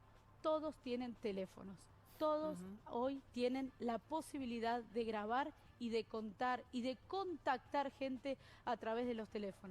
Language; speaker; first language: Spanish; native; Spanish